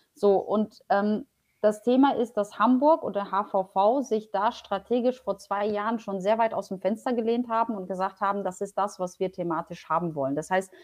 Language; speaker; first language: German; early bilingual, other home language; Polish